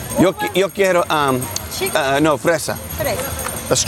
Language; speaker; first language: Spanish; non-native, learner; English